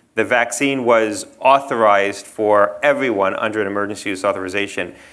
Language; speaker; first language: English; native; English